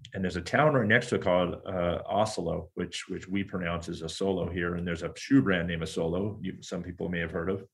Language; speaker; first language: English; native; English